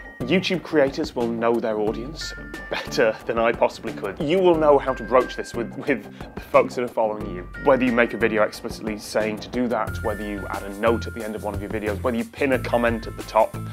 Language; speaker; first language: English; native; English